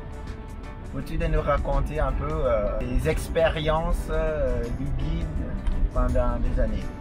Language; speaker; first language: French; non-native, fluent; Indonesian